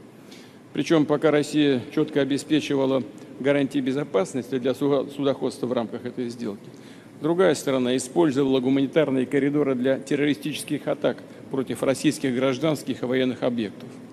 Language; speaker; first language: Russian; native; Russian